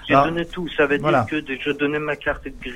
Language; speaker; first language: French; non-native, learner; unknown